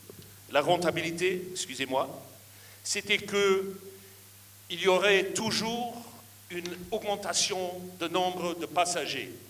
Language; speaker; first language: French; non-native, fluent; English